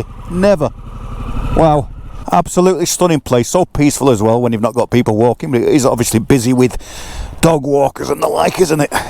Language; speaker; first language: English; native; English